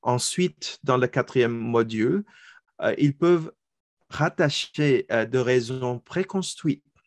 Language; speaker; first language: French; non-native, local second language; English